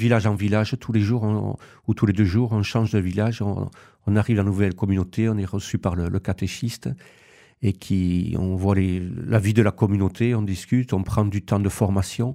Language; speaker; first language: French; native; French